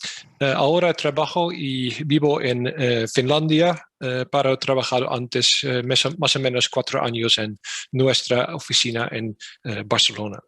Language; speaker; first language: Spanish; non-native, learner; Dutch